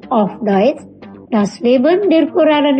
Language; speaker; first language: German; non-native, learner; Indonesian